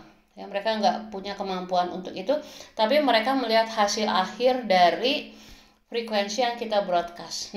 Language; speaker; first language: Indonesian; native; Indonesian